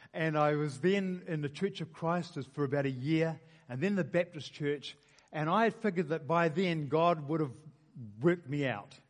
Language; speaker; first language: English; native; English